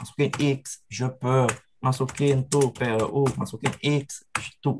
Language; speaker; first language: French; non-native, fluent; Indonesian